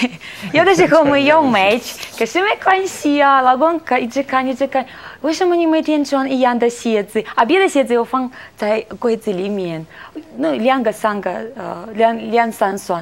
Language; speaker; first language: Chinese; non-native, learner; Russian